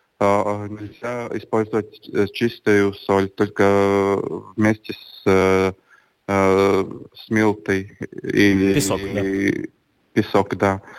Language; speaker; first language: Russian; non-native, local second language; Latvian